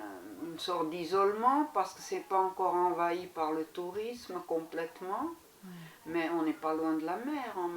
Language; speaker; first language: French; non-native, local second language; German